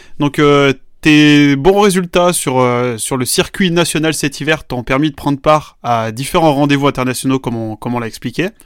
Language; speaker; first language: French; native; French